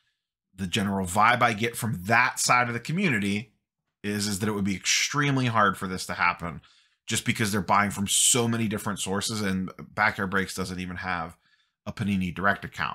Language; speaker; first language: English; native; English